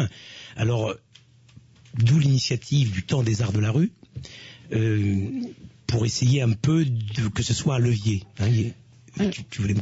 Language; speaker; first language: French; native; French